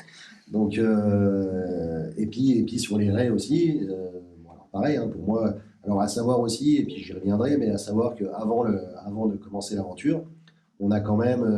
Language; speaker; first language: French; native; French